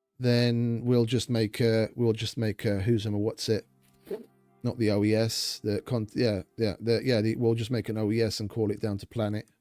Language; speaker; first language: English; native; English